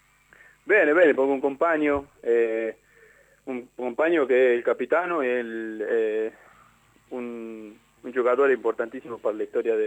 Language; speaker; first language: Italian; non-native, learner; Spanish